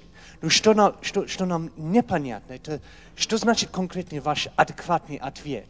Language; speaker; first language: Russian; non-native, fluent; English